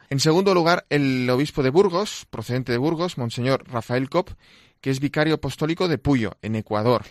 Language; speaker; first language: Spanish; non-native, local second language; Catalan